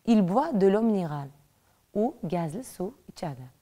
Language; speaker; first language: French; non-native, fluent; Uzbek